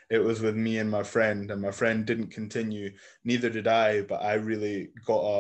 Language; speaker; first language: English; native; English